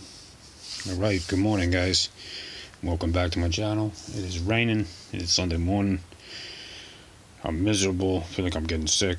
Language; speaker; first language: English; native; English